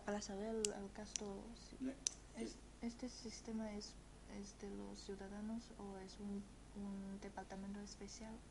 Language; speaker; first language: Spanish; non-native, fluent; Chinese